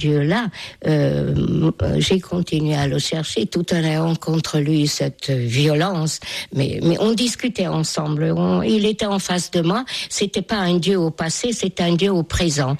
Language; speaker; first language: French; non-native, fluent; Hungarian